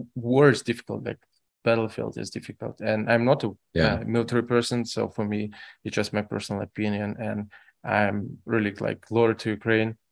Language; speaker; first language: English; non-native, fluent; Russian